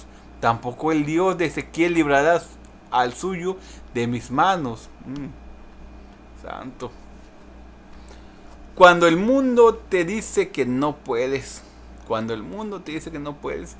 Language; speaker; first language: Spanish; early bilingual, heritage; Spanish